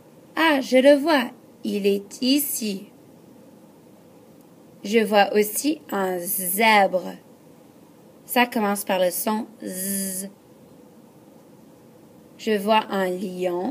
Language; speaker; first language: French; non-native, fluent; English